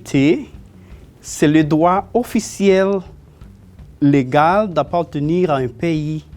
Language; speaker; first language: French; non-native, fluent; Spanish